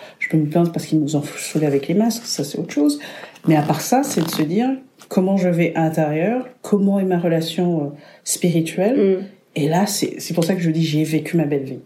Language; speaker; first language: French; non-native, local second language; Rundi